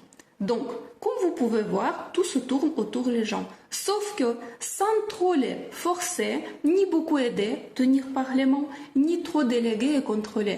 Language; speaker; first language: French; non-native, fluent; Russian